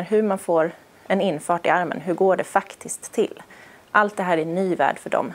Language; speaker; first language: Swedish; native; Swedish